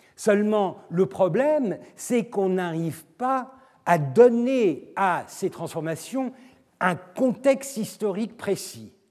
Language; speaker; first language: French; non-native, fluent; Turkish